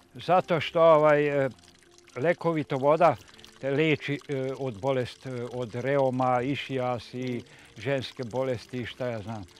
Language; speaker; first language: Serbian; non-native, local second language; Hungarian